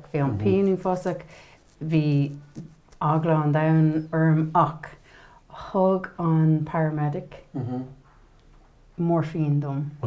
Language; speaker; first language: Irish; non-native, learner; English